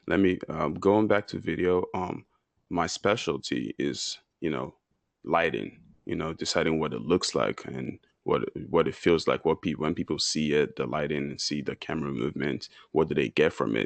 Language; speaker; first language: English; non-native, local second language; Yoruba